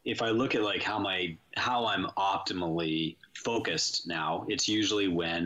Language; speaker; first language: English; native; English